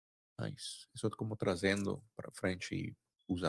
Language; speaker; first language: Portuguese; non-native, fluent; Spanish